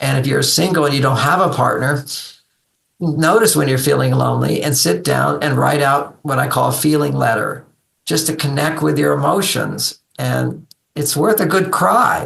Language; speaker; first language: English; native; English